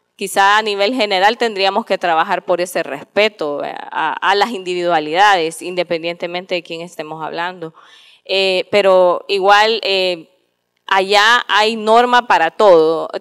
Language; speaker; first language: Spanish; native; Spanish